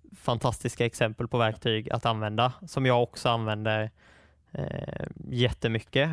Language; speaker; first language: Swedish; native; Swedish